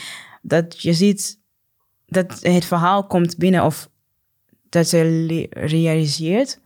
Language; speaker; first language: Dutch; non-native, learner; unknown